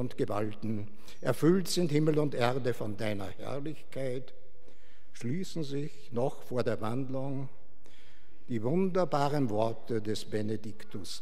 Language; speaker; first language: German; native; German